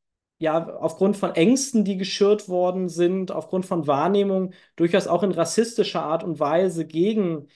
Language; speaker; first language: German; native; German